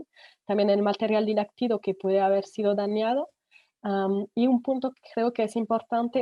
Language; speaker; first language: Spanish; non-native, fluent; French